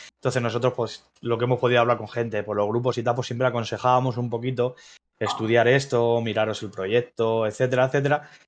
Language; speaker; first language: Spanish; native; Spanish